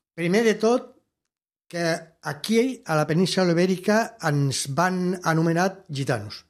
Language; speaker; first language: Catalan; non-native, local second language; Spanish